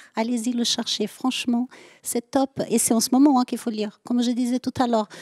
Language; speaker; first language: French; native; French